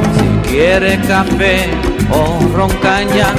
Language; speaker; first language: Spanish; early bilingual, heritage; Spanish